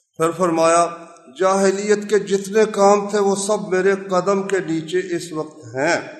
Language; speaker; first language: Urdu; non-native, local second language; Punjabi